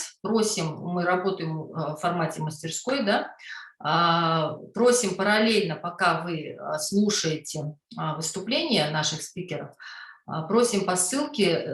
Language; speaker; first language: Russian; native; Russian